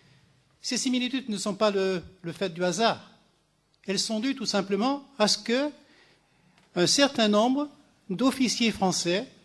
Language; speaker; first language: French; native; French